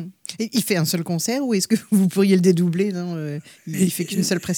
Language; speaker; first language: French; native; French